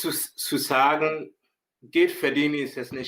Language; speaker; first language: German; non-native, learner; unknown